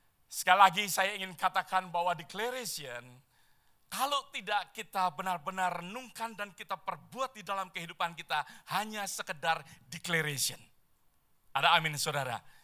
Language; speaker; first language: Indonesian; native; Indonesian